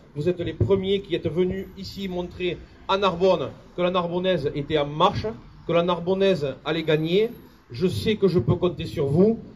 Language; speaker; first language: French; native; French